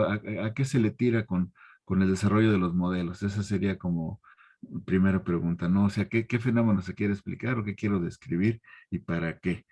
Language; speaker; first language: Spanish; native; Spanish